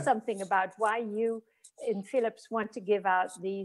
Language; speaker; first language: English; non-native, fluent; Dutch